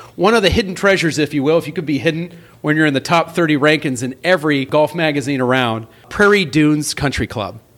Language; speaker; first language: English; native; English